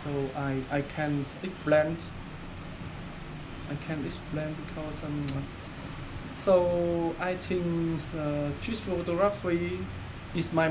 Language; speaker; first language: English; non-native, learner; Vietnamese